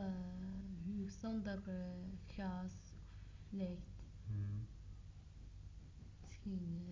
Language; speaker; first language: Dutch; non-native, learner; Arabic